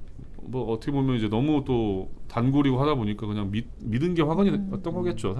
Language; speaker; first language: Korean; native; Korean